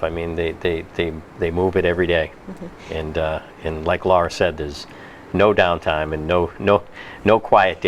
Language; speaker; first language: English; native; English